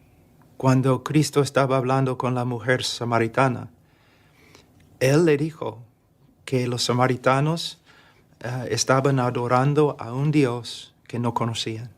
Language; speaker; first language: Spanish; non-native, fluent; English